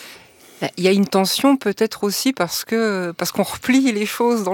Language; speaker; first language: French; native; French